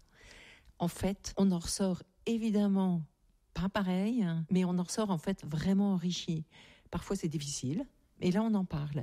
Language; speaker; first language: French; native; French